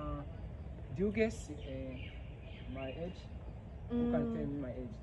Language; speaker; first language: English; non-native, learner; Kinyarwanda